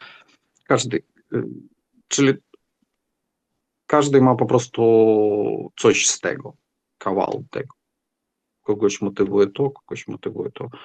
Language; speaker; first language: Polish; non-native, fluent; Ukrainian